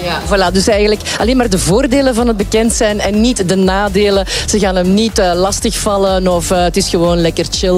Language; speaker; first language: Dutch; native; Dutch